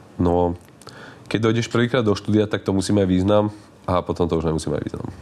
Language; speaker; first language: Slovak; native; Slovak